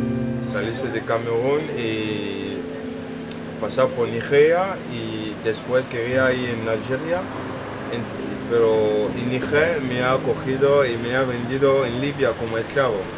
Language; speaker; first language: Spanish; non-native, learner; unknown